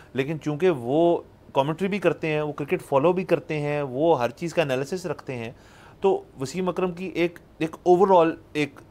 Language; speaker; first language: Urdu; native; Urdu